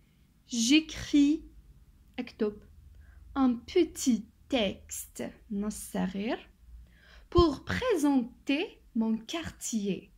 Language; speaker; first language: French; non-native, local second language; Arabic